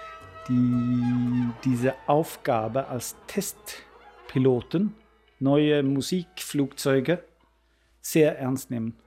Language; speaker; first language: German; non-native, fluent; Swedish